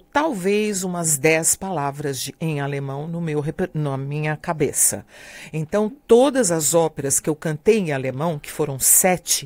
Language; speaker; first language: Portuguese; non-native, local second language; French